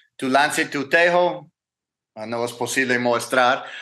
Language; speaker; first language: Spanish; non-native, learner; English